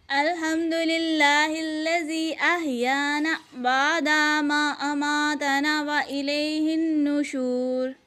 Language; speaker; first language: Urdu; native; Urdu